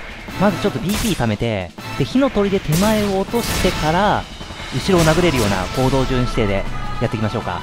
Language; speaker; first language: Japanese; native; Japanese